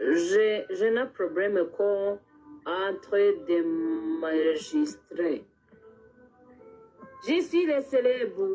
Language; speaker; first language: French; non-native, learner; Kinyarwanda